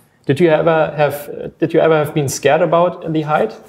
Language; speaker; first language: English; non-native, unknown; German